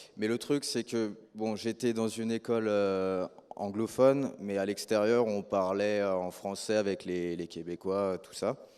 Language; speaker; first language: French; native; French